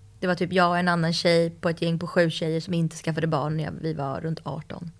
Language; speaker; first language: Swedish; early bilingual, other home language; Russian